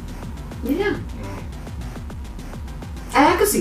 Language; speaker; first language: English; native; English